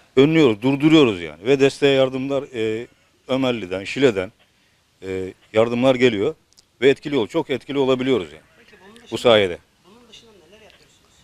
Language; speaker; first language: Turkish; native; Turkish